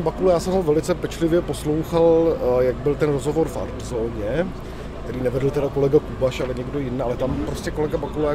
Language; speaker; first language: Czech; native; Czech